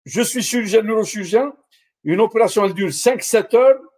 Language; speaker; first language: French; non-native, local second language; Arabic